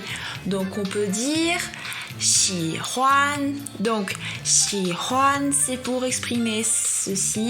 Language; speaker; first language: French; non-native, fluent; Chinese